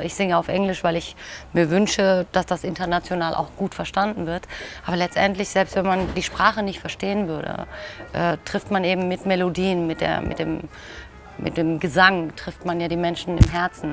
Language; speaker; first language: German; native; German